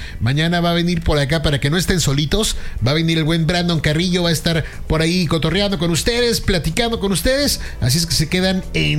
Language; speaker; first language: Spanish; native; Spanish